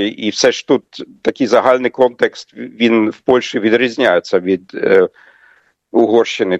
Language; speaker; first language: Ukrainian; non-native, fluent; German